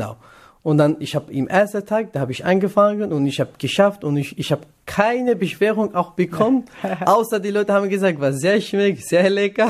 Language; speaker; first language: German; non-native, learner; Kurdish